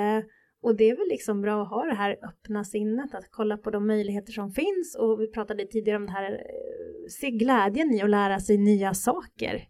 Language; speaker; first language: Swedish; native; Swedish